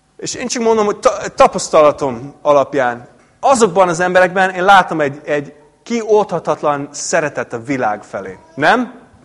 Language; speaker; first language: Hungarian; non-native, fluent; English